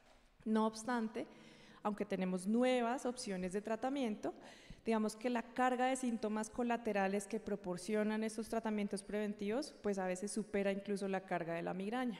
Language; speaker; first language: Spanish; native; Spanish